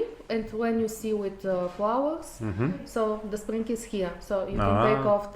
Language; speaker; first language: English; non-native, learner; Bulgarian